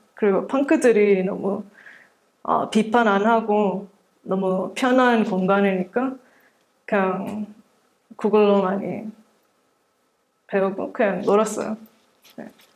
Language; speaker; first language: Korean; early bilingual, heritage; English